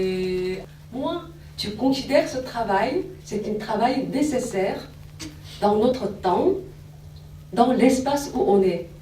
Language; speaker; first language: French; non-native, fluent; Korean